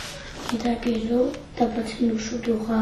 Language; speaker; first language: Basque; non-native, local second language; French